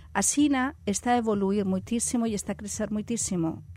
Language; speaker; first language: Portuguese; non-native, fluent; Spanish